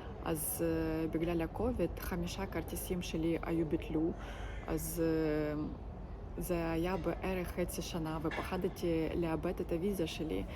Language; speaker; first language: Hebrew; non-native, learner; Ukrainian